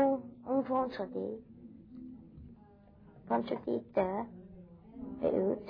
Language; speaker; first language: French; non-native, learner; English